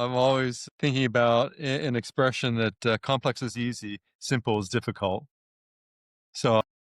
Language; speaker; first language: English; native; English